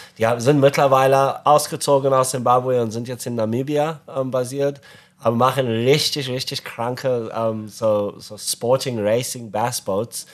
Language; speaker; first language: German; non-native, fluent; English